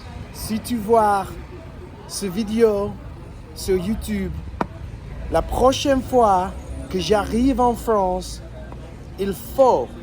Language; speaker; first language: French; non-native, learner; English